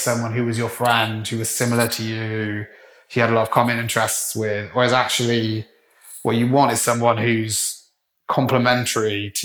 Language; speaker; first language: English; native; English